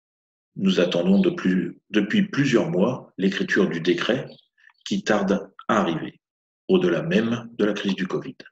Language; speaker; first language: French; native; French